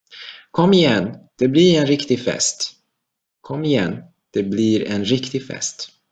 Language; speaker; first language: Swedish; non-native, fluent; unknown